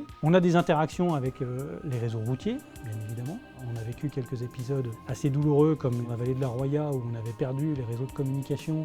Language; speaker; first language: French; native; French